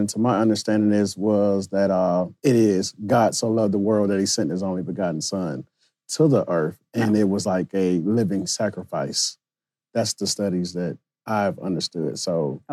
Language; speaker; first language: English; native; English